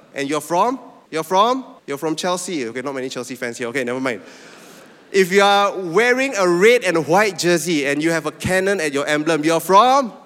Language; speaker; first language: English; non-native, local second language; Min Nan Chinese